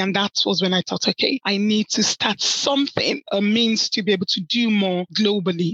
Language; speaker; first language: English; non-native, local second language; Yoruba